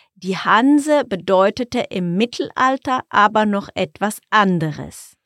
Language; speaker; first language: German; native; German